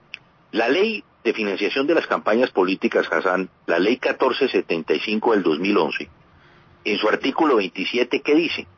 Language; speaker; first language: Spanish; native; Spanish